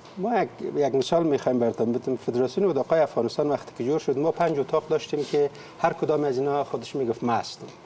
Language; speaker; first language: Persian; native; Persian